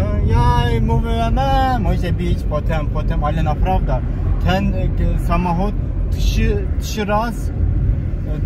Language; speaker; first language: Polish; non-native, learner; Turkish